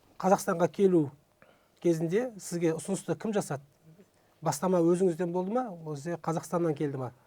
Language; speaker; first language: Kazakh; native; Kazakh